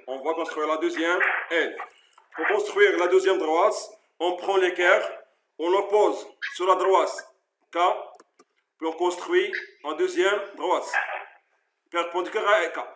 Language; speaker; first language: French; non-native, local second language; Arabic